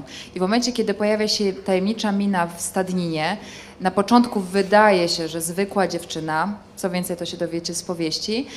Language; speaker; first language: Polish; native; Polish